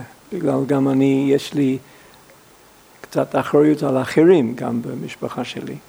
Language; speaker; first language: Hebrew; non-native, fluent; English